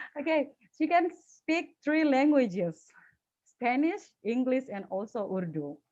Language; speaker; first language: English; non-native, fluent; Indonesian